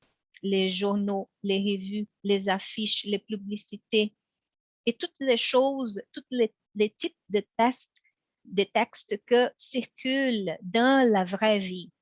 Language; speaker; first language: French; non-native, fluent; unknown